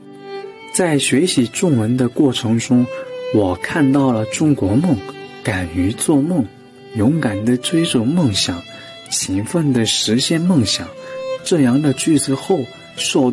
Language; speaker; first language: Chinese; non-native, fluent; Korean